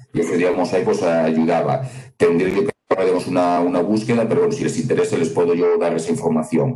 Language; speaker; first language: Spanish; native; Spanish